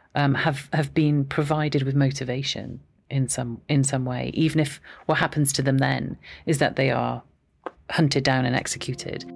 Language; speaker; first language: English; native; English